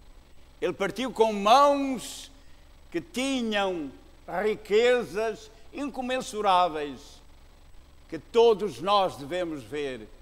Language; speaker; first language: Portuguese; native; Portuguese